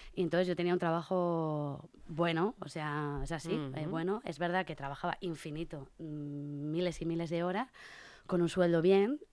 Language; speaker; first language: Spanish; native; Spanish